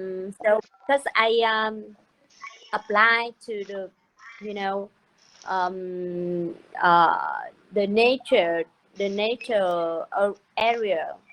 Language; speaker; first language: English; non-native, learner; Vietnamese